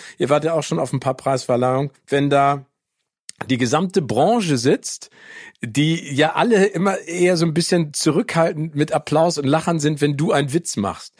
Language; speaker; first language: German; early bilingual, other home language; English